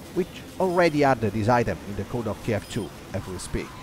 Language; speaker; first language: English; non-native, fluent; Italian